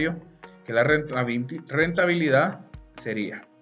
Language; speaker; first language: Spanish; native; Spanish